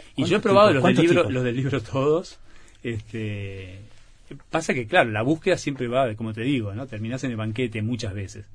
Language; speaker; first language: Spanish; native; Spanish